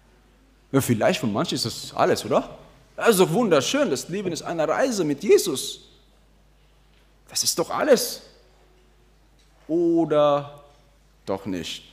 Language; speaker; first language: German; non-native, fluent; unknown